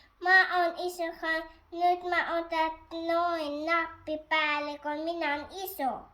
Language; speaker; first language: Finnish; non-native, learner; Filipino